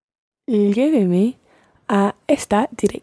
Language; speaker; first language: Spanish; non-native, learner; English